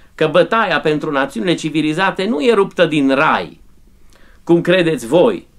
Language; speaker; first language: Romanian; native; Romanian